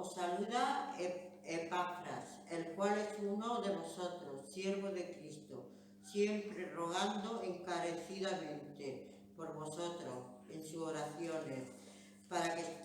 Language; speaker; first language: Spanish; native; Spanish